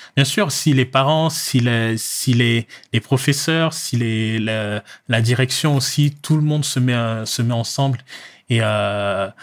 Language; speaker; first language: French; native; French